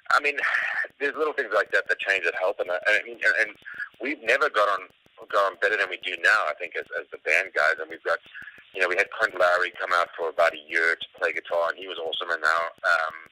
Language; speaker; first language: English; native; English